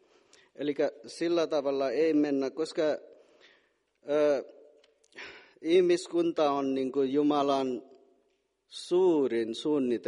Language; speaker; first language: Finnish; non-native, fluent; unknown